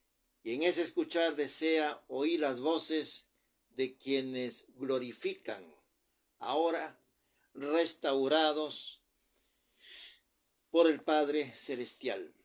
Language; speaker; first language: Spanish; native; Spanish